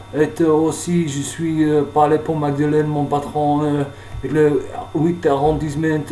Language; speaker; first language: French; non-native, learner; English